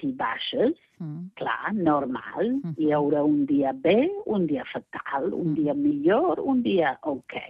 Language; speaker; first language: Catalan; non-native, fluent; English